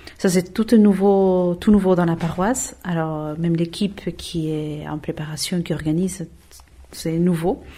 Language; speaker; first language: French; non-native, fluent; Spanish